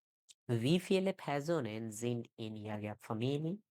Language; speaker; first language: German; non-native, learner; Bangla